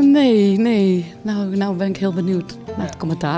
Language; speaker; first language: Dutch; native; Dutch